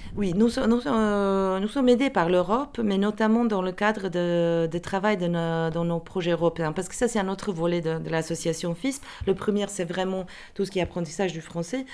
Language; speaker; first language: French; non-native, fluent; Croatian